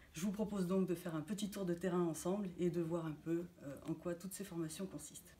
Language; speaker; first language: French; native; French